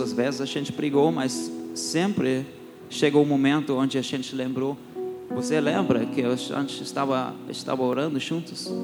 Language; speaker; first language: Portuguese; non-native, fluent; German